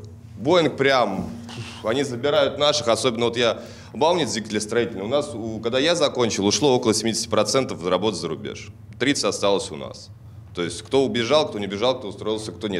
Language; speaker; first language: Russian; native; Russian